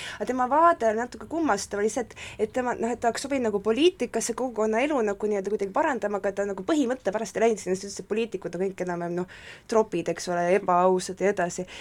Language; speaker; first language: Estonian; native; Estonian